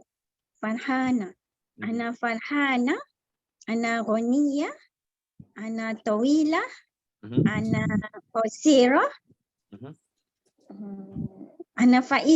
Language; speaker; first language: Arabic; non-native, learner; Malay